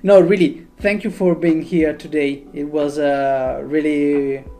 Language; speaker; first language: English; non-native, fluent; Italian